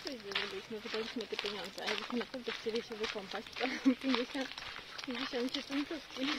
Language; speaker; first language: Polish; native; Polish